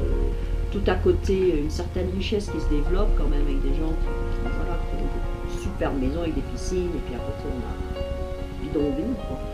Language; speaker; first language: French; native; French